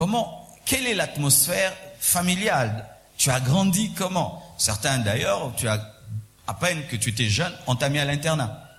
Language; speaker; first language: French; non-native, local second language; Swahili